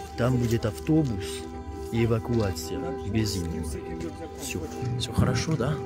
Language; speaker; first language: Russian; non-native, fluent; French